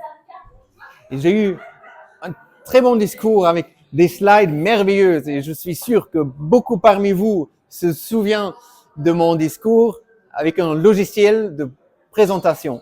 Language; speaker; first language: French; non-native, fluent; German